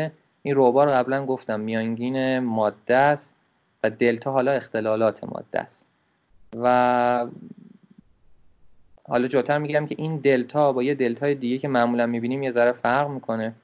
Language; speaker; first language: Persian; native; Persian